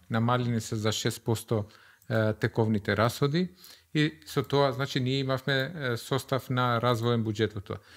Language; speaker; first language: Macedonian; non-native, local second language; Albanian